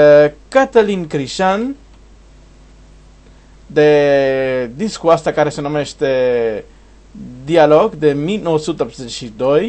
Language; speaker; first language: Romanian; non-native, learner; Portuguese